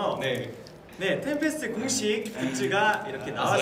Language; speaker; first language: Korean; native; Korean